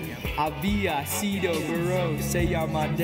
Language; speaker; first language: Spanish; non-native, learner; English